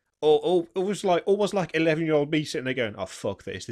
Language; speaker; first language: English; native; English